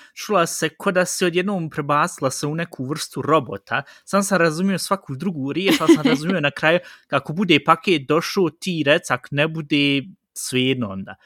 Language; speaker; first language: Bosnian; early bilingual, heritage; Bosnian